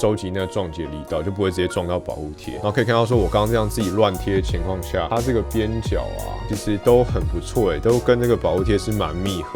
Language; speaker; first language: Chinese; native; Chinese